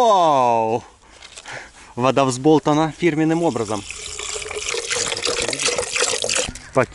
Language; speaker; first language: Russian; native; Russian